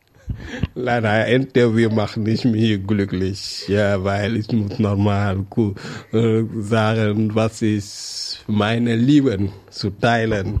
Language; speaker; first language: German; non-native, learner; French